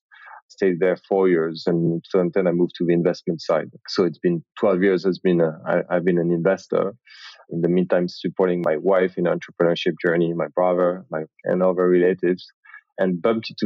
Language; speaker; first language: English; non-native, fluent; French